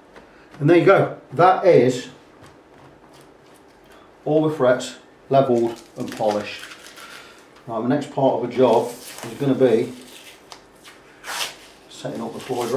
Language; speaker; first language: English; native; English